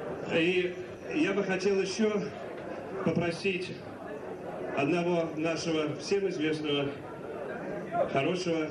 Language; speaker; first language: Russian; native; Russian